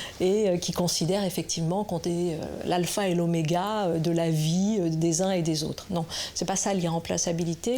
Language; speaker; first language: French; native; French